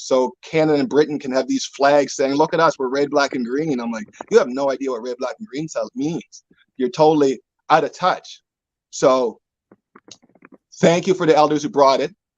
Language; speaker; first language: English; native; English